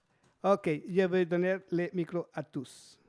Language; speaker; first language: French; non-native, learner; Spanish